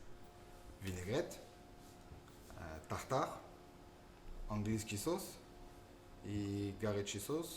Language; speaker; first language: Russian; non-native, fluent; French